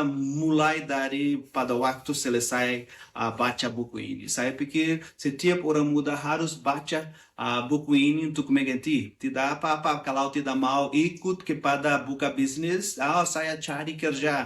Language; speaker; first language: Indonesian; non-native, learner; Portuguese